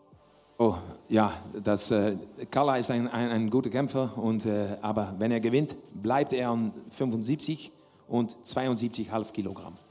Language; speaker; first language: German; non-native, learner; Dutch